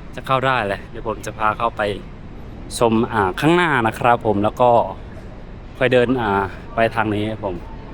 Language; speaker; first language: Thai; native; Thai